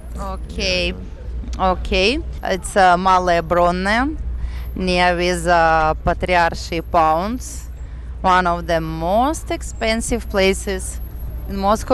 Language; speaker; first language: English; non-native, fluent; Russian